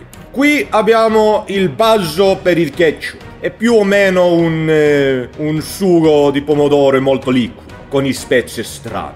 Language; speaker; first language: Italian; non-native, learner; Swedish